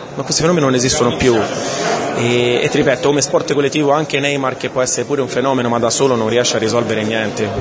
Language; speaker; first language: Italian; non-native, fluent; Portuguese